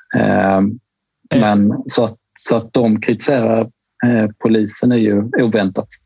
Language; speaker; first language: Swedish; native; Swedish